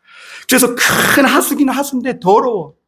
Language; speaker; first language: Korean; native; Korean